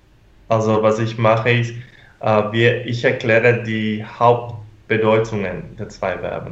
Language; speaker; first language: German; non-native, fluent; Spanish